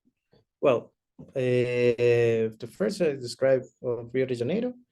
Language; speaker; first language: English; non-native, learner; Spanish